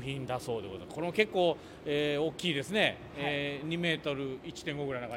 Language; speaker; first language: Japanese; native; Japanese